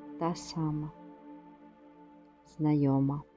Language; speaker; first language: Ukrainian; native; Ukrainian